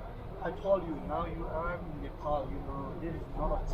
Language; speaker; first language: English; non-native, learner; Nepali